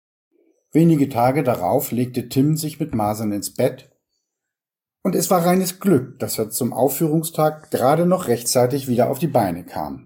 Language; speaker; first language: German; native; German